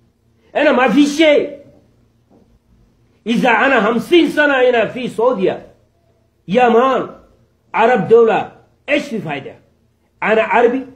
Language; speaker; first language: Arabic; non-native, learner; Rohingya